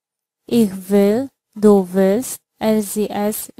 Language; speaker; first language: German; non-native, fluent; Polish